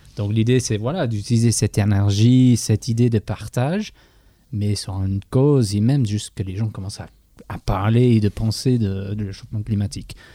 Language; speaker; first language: French; non-native, fluent; English